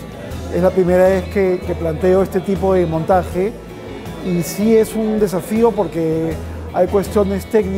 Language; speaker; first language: Spanish; native; Spanish